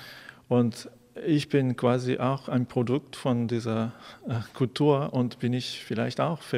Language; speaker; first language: German; non-native, fluent; Japanese